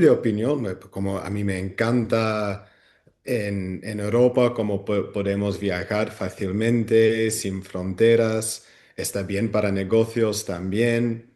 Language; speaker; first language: Spanish; non-native, fluent; Dutch